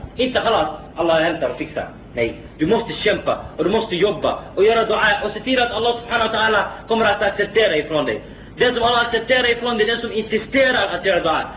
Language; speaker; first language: Swedish; non-native, fluent; Arabic